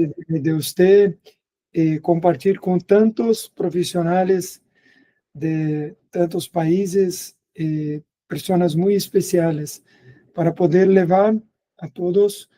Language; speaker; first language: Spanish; non-native, fluent; Portuguese